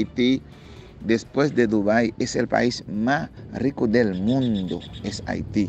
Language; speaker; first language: Spanish; non-native, fluent; Haitian Creole